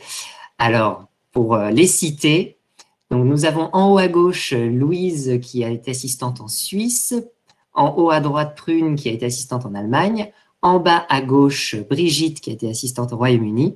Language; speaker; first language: French; native; French